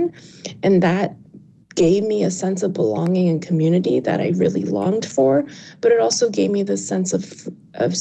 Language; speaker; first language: English; early bilingual, other home language; Chinese